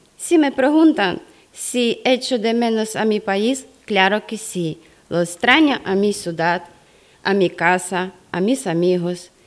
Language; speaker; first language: Spanish; non-native, fluent; Ukrainian